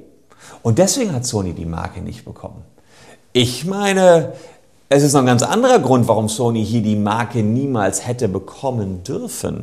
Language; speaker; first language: German; native; German